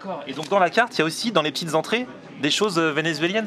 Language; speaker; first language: French; native; French